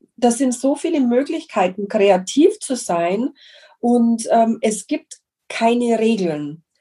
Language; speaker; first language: German; non-native, fluent; English